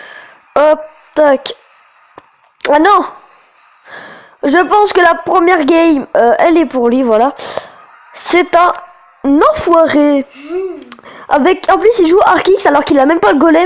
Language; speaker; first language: French; native; French